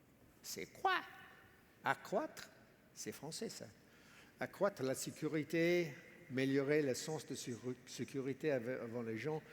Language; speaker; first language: French; non-native, fluent; English